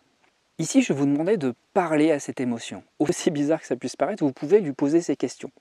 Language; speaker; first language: French; native; French